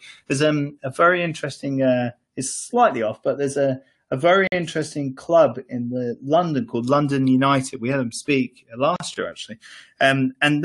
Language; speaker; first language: English; native; English